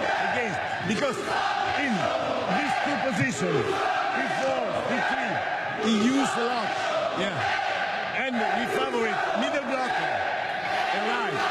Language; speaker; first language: English; non-native, learner; Italian